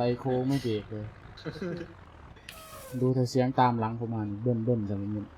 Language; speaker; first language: Thai; native; Thai